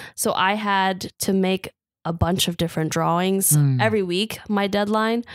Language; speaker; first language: English; native; English